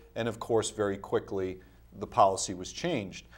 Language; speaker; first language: English; native; English